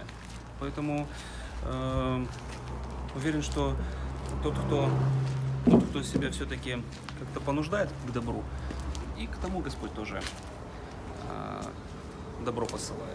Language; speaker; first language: Russian; native; Russian